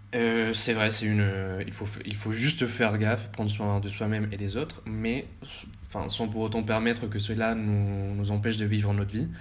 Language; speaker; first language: French; early bilingual, heritage; French